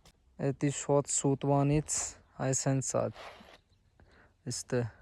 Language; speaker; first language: Armenian; non-native, learner; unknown